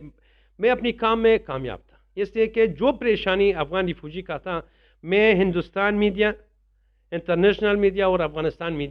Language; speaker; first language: Hindi; non-native, learner; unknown